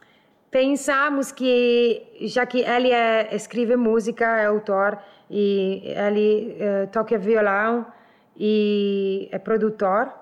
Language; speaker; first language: Portuguese; non-native, learner; Italian